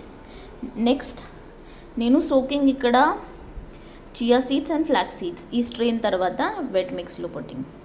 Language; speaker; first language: Telugu; non-native, learner; Marathi